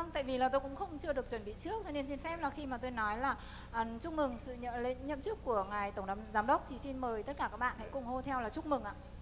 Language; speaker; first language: Vietnamese; native; Vietnamese